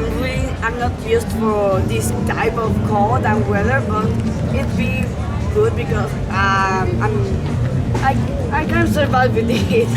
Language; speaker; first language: English; non-native, learner; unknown